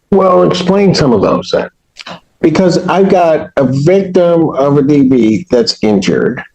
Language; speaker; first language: English; native; English